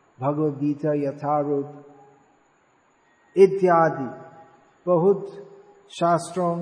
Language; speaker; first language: Hindi; non-native, fluent; English